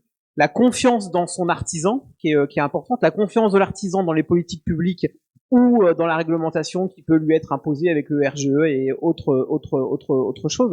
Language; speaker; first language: French; native; French